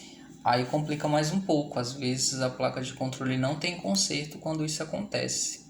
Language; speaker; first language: Portuguese; native; Portuguese